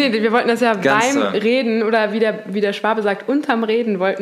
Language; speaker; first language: German; native; German